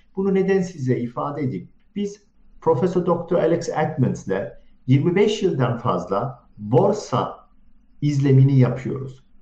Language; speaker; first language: Turkish; early bilingual, heritage; Turkish